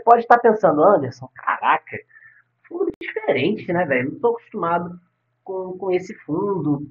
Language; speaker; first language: Portuguese; native; Portuguese